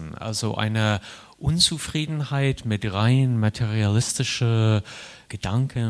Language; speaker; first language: German; non-native, fluent; English